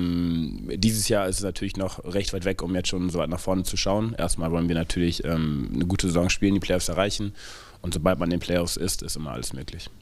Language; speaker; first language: German; native; German